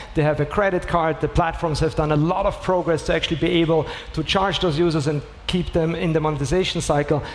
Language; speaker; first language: English; non-native, fluent; German